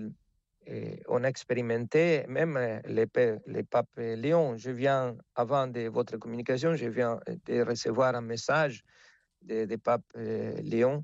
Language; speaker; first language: French; non-native, fluent; Spanish